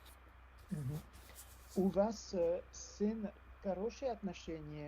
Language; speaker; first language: Russian; non-native, learner; French